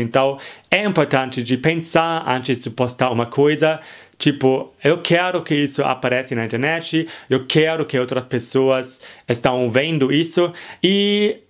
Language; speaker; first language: Portuguese; non-native, fluent; German